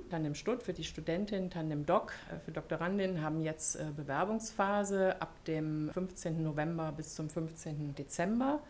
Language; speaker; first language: German; early bilingual, other home language; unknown